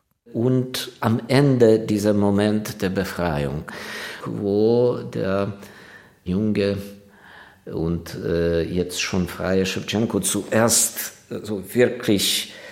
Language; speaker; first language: German; non-native, fluent; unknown